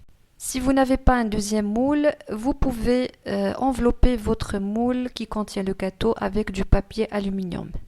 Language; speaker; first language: French; non-native, local second language; Arabic